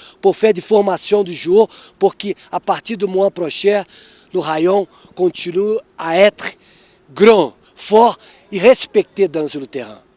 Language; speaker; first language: French; non-native, fluent; Portuguese